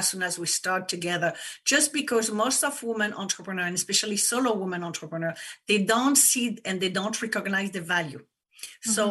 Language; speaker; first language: English; non-native, fluent; French